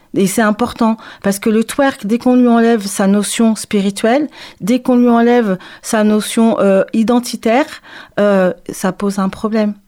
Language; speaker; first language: French; native; French